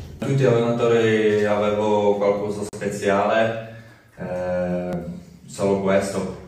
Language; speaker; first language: Italian; non-native, learner; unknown